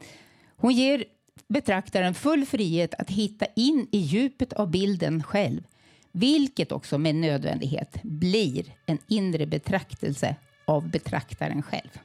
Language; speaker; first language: Swedish; native; Swedish